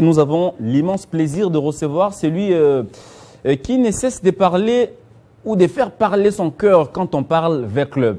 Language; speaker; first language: French; non-native, local second language; Lingala